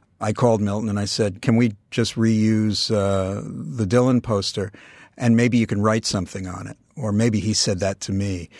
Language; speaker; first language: English; native; English